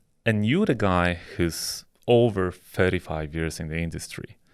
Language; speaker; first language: English; non-native, fluent; Polish